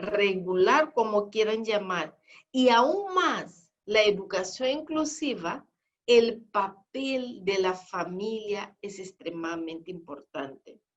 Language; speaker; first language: Spanish; non-native, fluent; Portuguese